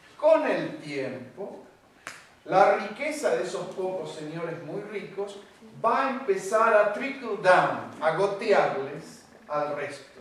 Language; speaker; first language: Spanish; native; Spanish